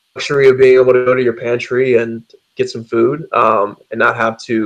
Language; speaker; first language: English; native; English